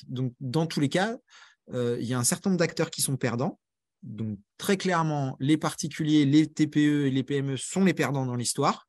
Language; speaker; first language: French; native; French